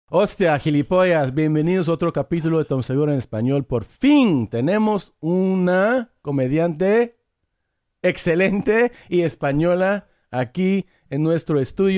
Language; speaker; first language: Spanish; early bilingual, heritage; English